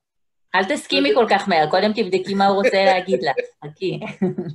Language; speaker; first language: Hebrew; native; Hebrew